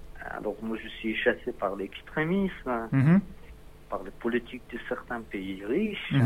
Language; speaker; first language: French; non-native, learner; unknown